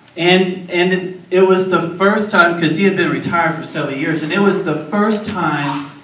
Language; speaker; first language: English; native; English